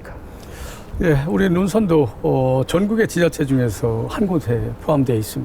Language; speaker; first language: Korean; native; Korean